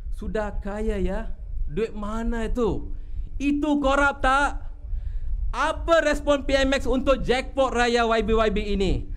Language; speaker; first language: Malay; non-native, local second language; Tamil